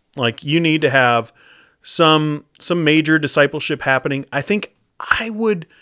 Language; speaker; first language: English; native; English